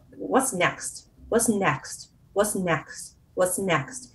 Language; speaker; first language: English; non-native, fluent; Spanish